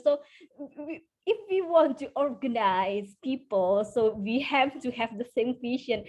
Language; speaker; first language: English; non-native, fluent; Indonesian